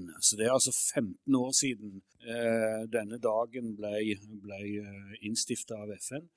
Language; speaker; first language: Norwegian; native; Norwegian